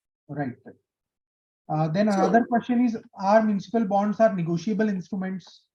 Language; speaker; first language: English; non-native, local second language; Hindi